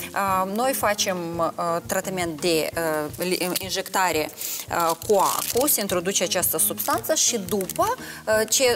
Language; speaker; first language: Romanian; non-native, local second language; Russian